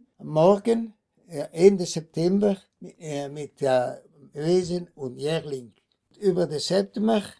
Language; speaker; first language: German; non-native, local second language; Italian